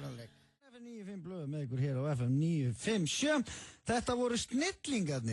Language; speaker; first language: Icelandic; native; Icelandic